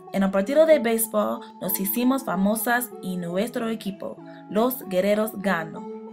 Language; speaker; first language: Spanish; non-native, learner; English